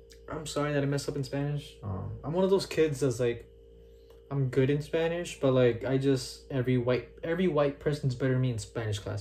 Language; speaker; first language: English; early bilingual, other home language; Spanish